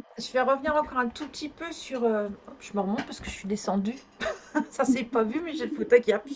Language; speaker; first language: French; native; French